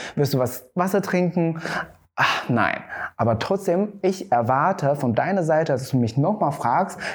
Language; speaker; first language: German; non-native, fluent; Chinese